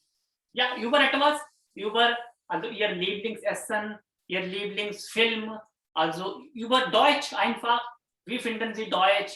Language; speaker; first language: German; non-native, fluent; Hindi